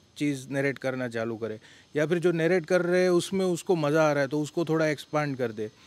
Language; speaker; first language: Hindi; non-native, local second language; Gujarati